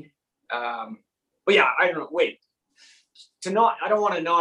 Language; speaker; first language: English; native; English